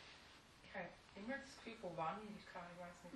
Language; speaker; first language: German; native; German